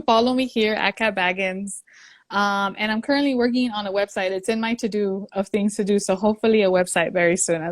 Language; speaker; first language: English; early bilingual, other home language; Spanish